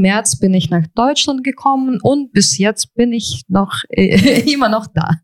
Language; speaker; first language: German; non-native, fluent; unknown